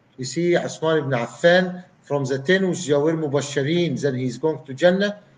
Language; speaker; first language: English; non-native, fluent; Arabic